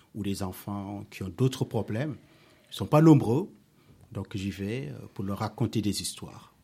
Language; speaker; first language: French; non-native, local second language; Wolof